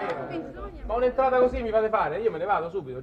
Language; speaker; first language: Italian; native; Italian